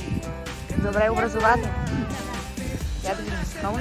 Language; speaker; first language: Bulgarian; native; Bulgarian